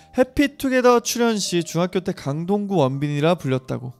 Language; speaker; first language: Korean; native; Korean